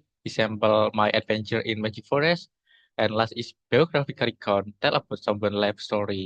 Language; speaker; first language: English; non-native, learner; Indonesian